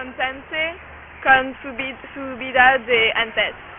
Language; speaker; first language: Spanish; non-native, learner; French